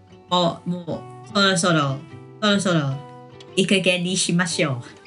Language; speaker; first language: Japanese; non-native, learner; English